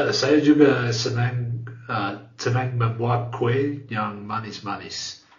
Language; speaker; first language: Indonesian; non-native, learner; English